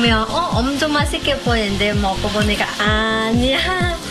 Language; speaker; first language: Korean; non-native, learner; Vietnamese